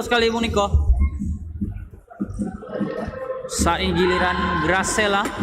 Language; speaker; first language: Indonesian; native; Indonesian